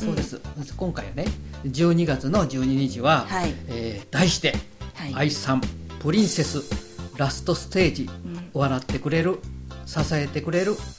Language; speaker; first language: Japanese; native; Japanese